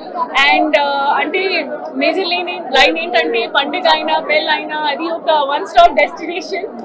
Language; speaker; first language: Telugu; non-native, learner; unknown